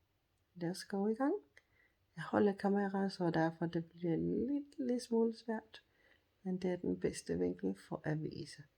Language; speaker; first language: Danish; non-native, fluent; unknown